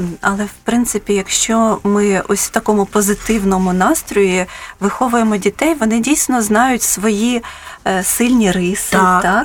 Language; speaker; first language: Ukrainian; native; Ukrainian